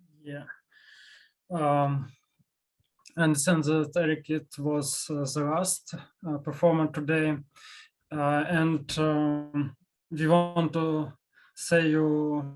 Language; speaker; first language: English; non-native, learner; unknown